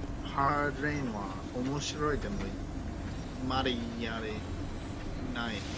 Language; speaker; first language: Japanese; non-native, learner; English